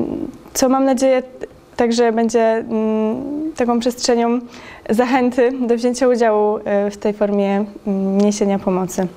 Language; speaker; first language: Polish; native; Polish